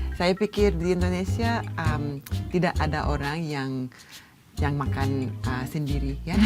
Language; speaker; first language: Indonesian; non-native, learner; English